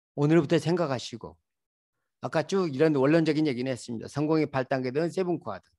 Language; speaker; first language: Korean; native; Korean